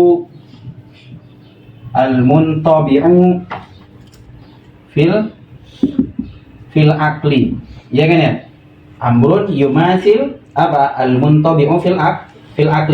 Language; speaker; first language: Arabic; non-native, fluent; Indonesian